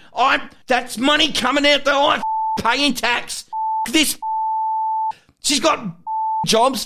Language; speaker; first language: English; native; English